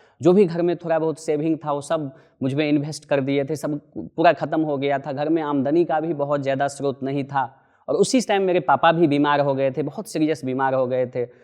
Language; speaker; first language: Hindi; non-native, local second language; Maithili